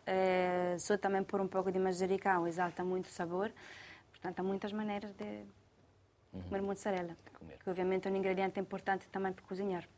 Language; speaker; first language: Portuguese; non-native, fluent; Italian